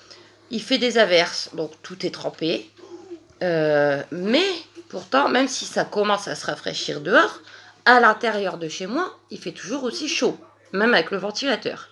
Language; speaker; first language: French; native; French